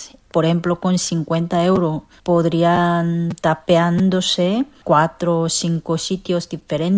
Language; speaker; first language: Spanish; non-native, fluent; Korean